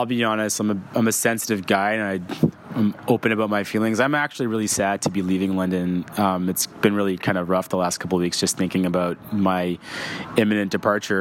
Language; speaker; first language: English; native; English